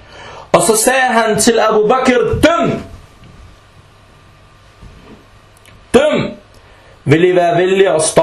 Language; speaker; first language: Danish; early bilingual, other home language; Arabic